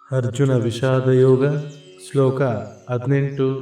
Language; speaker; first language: Kannada; native; Kannada